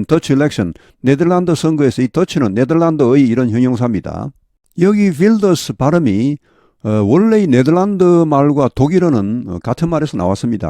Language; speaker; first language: Korean; native; Korean